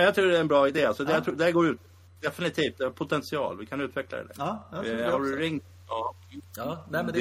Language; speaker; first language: Swedish; native; Swedish